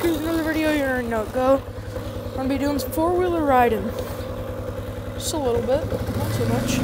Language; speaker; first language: English; native; English